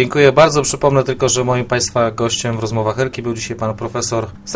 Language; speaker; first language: Polish; native; Polish